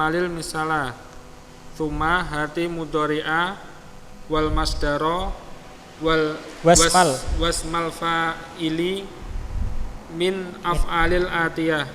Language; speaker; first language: Arabic; non-native, learner; Indonesian